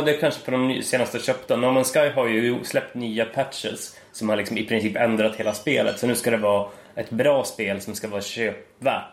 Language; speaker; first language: Swedish; native; Swedish